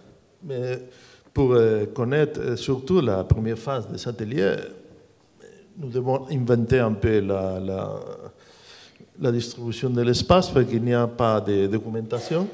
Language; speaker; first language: French; non-native, learner; Spanish